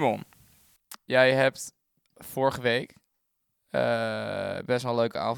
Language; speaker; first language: Dutch; native; Dutch